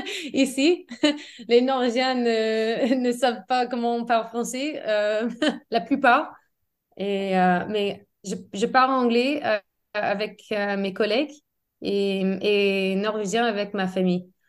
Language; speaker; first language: French; non-native, fluent; English